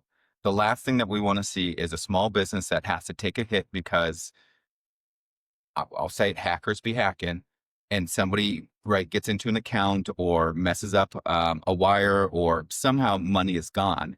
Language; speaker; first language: English; native; English